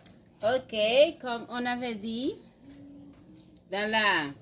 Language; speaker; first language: French; non-native, fluent; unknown